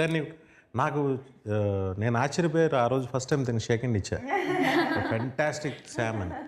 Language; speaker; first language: Telugu; native; Telugu